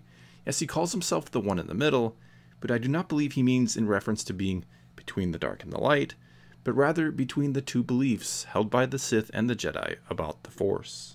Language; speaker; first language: English; native; English